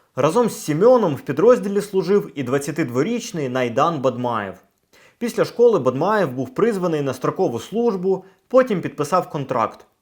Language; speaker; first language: Ukrainian; native; Ukrainian